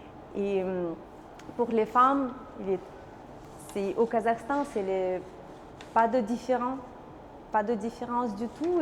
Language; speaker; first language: French; non-native, learner; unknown